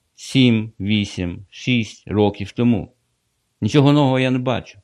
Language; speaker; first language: Ukrainian; non-native, local second language; Russian